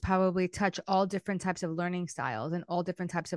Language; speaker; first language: English; native; English